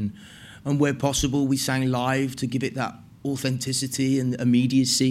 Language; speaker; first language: English; native; English